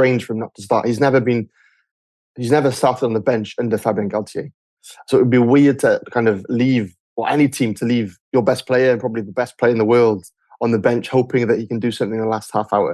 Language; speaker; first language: English; native; English